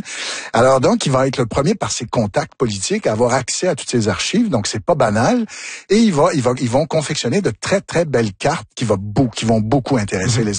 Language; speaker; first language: French; native; French